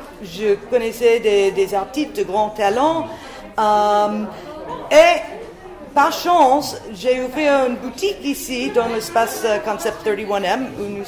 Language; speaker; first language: French; non-native, fluent; English